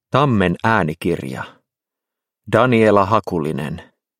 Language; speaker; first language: Finnish; native; Finnish